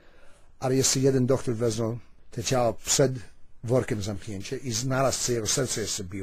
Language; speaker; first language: Polish; early bilingual, heritage; Polish